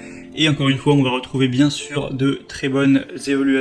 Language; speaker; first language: French; native; French